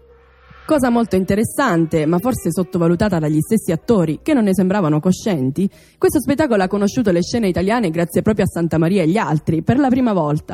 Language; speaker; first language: Italian; native; Italian